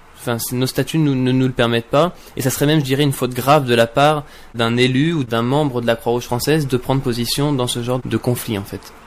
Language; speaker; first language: French; native; French